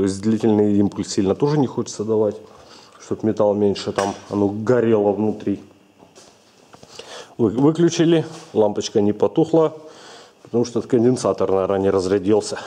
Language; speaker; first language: Russian; native; Russian